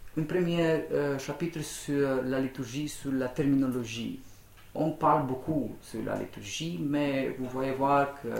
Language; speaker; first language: French; non-native, learner; Romanian